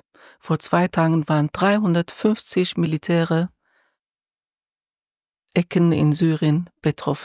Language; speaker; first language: German; non-native, learner; Arabic